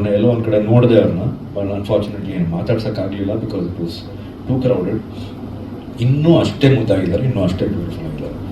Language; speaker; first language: Kannada; native; Kannada